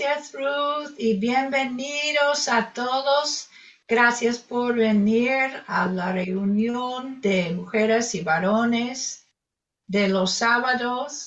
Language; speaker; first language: Spanish; non-native, fluent; English